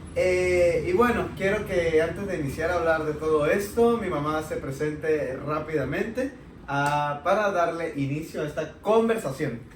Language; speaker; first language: Spanish; native; Spanish